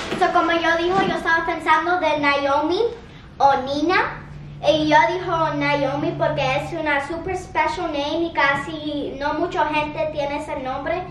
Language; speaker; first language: Spanish; early bilingual, heritage; Spanish